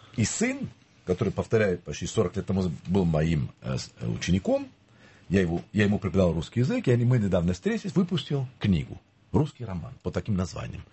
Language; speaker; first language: Russian; early bilingual, heritage; Russian